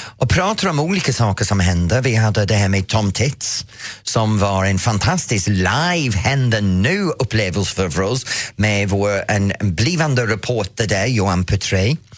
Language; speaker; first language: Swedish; non-native, fluent; English